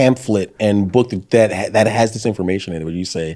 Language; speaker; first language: English; native; English